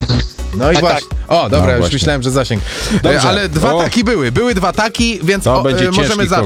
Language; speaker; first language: Polish; native; Polish